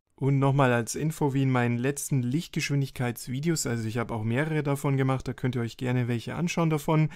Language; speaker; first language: German; native; German